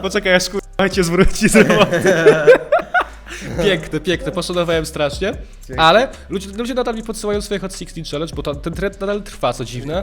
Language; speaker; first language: Polish; native; Polish